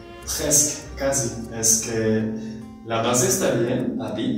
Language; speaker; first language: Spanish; non-native, fluent; French